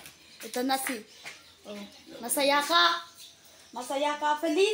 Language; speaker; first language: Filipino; non-native, learner; Spanish